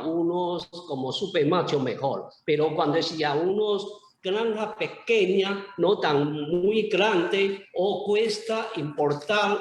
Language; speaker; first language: Spanish; non-native, learner; Chinese